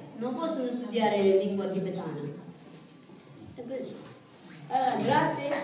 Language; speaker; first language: Italian; non-native, learner; Tibetan